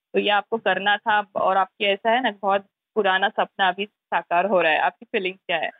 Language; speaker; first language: Hindi; non-native, local second language; Marathi